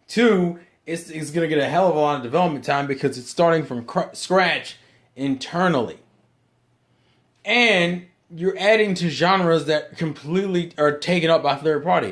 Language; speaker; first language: English; native; English